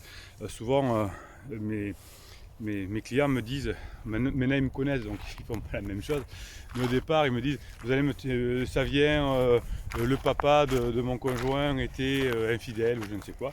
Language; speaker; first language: French; native; French